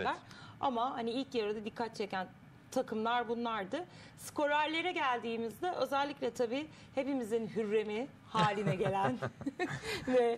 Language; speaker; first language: Turkish; native; Turkish